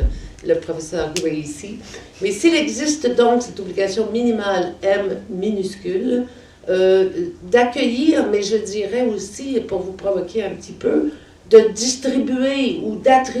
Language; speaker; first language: French; native; French